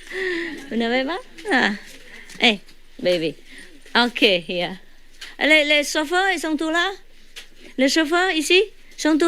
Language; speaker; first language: French; non-native, learner; Vietnamese